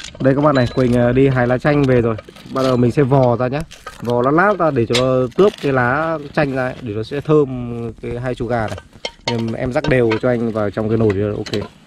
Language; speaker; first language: Vietnamese; native; Vietnamese